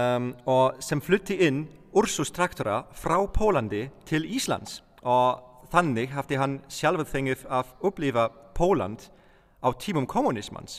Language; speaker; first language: Icelandic; non-native, fluent; Polish